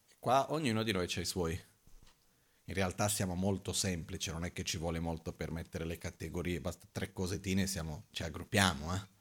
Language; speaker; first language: Italian; non-native, fluent; Portuguese